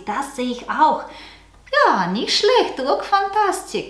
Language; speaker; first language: German; non-native, learner; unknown